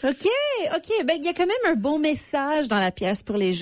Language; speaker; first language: French; native; French